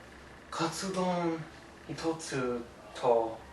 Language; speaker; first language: Japanese; non-native, learner; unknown